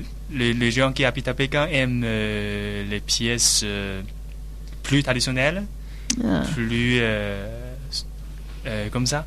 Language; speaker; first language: French; non-native, learner; Chinese